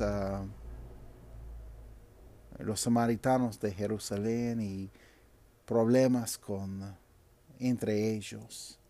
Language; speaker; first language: Spanish; non-native, fluent; English